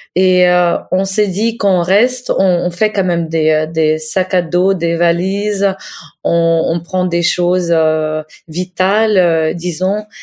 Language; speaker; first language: French; non-native, fluent; Ukrainian